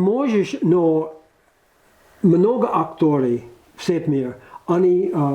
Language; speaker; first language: Russian; non-native, learner; English